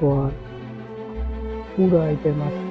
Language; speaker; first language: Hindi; non-native, learner; Bangla